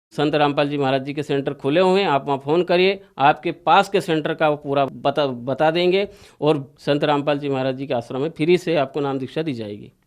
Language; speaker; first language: Hindi; native; Hindi